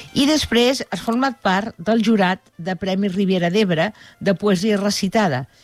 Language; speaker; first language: Catalan; native; Catalan